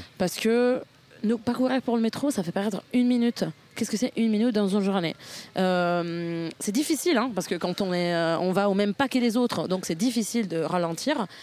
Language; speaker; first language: French; non-native, fluent; Italian